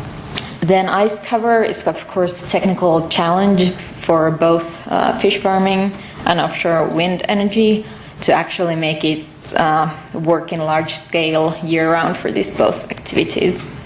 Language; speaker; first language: English; non-native, fluent; Finnish